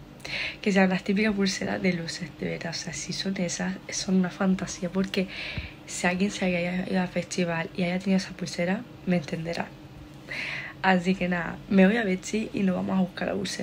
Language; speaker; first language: Spanish; native; Spanish